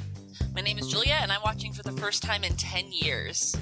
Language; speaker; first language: English; native; English